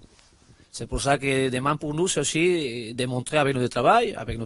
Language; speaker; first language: French; non-native, learner; Spanish